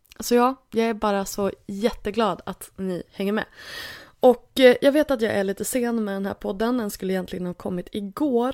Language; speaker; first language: Swedish; native; Swedish